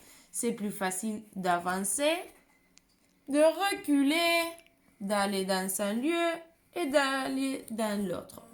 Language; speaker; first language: French; non-native, fluent; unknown